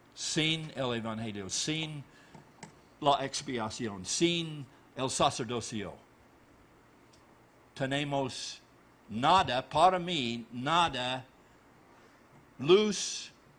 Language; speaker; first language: Spanish; non-native, learner; English